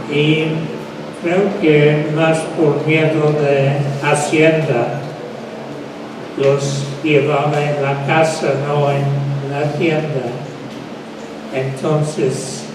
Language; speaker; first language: Spanish; non-native, fluent; English